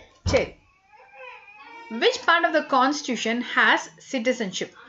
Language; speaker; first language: English; non-native, local second language; Tamil